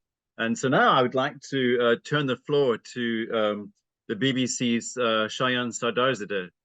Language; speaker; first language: English; native; English